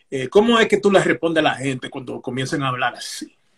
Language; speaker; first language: Spanish; early bilingual, heritage; Spanish